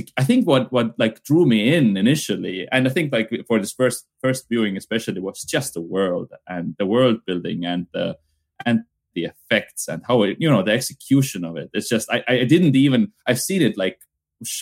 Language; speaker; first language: English; non-native, fluent; Estonian